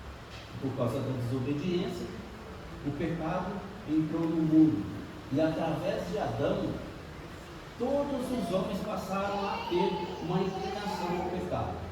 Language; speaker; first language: Portuguese; native; Portuguese